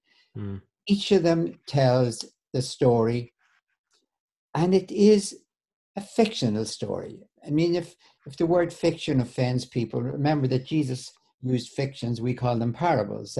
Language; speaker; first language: English; native; English